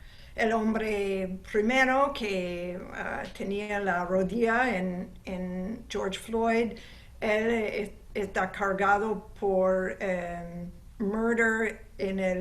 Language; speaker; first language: Spanish; non-native, fluent; English